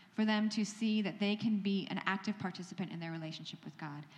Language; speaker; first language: English; native; English